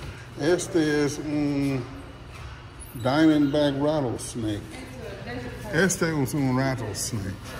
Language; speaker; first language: Spanish; non-native, learner; English